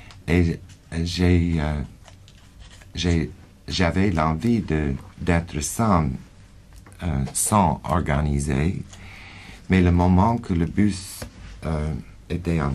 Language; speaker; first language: French; non-native, fluent; English